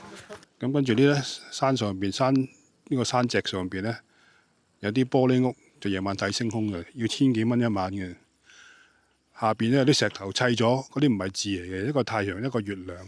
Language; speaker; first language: Cantonese; native; Cantonese